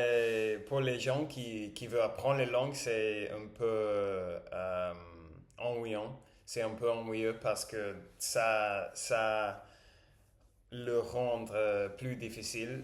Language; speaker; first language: French; non-native, learner; English